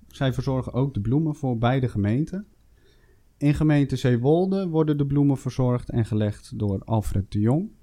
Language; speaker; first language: Dutch; native; Dutch